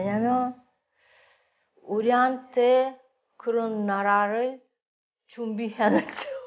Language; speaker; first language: Korean; non-native, local second language; Russian